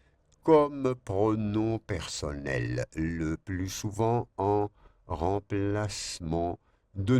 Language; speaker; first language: French; non-native, fluent; Spanish